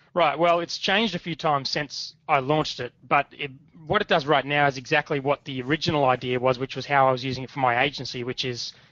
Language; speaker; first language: English; native; English